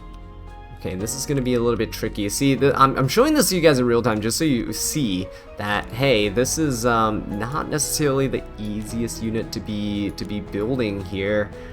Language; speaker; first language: English; native; English